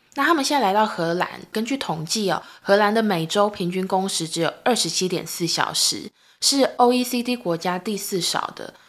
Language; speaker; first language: Chinese; native; Chinese